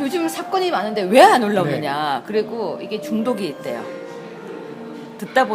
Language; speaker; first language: Korean; native; Korean